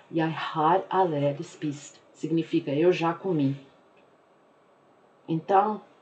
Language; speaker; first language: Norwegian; non-native, fluent; Portuguese